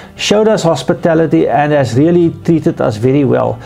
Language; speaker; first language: English; non-native, local second language; Afrikaans